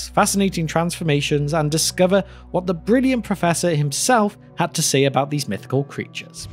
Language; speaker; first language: English; native; English